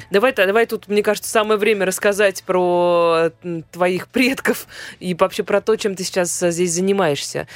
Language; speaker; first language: Russian; native; Russian